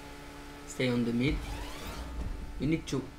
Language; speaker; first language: English; non-native, learner; French